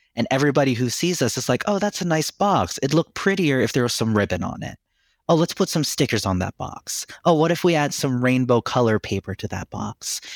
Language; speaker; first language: English; early bilingual, other home language; Filipino